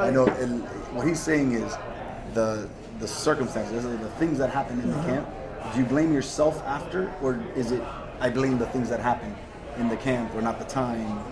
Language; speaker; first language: English; non-native, fluent; Spanish